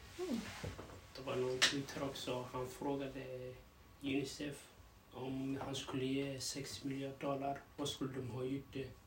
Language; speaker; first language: Swedish; non-native, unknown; Arabic